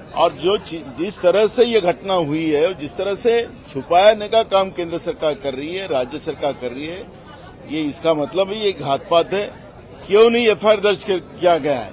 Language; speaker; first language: Hindi; non-native, local second language; Marathi